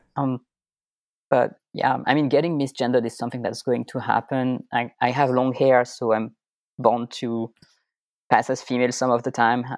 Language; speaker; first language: English; non-native, fluent; French